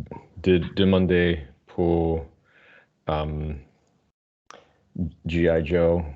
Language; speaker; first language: French; non-native, learner; English